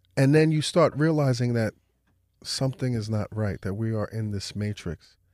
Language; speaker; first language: English; early bilingual, other home language; Haitian Creole